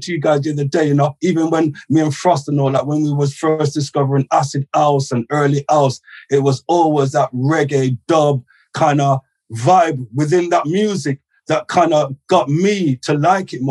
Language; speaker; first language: English; native; English